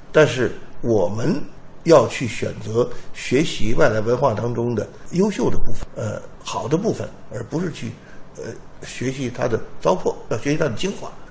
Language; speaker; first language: Chinese; native; Chinese